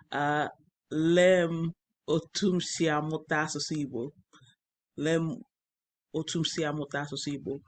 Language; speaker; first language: Igbo; non-native, learner; English